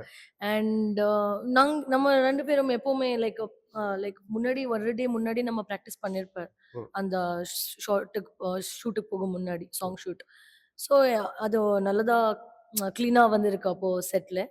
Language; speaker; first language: Tamil; non-native, learner; Malayalam